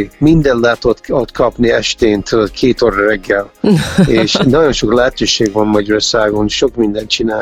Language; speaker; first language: Hungarian; early bilingual, heritage; Hungarian